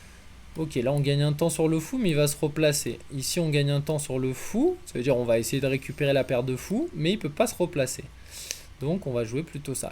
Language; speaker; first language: French; native; French